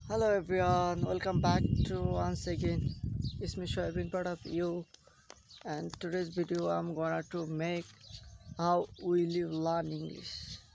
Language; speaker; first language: English; non-native, learner; Bangla